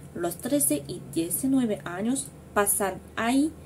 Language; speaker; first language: Spanish; non-native, learner; French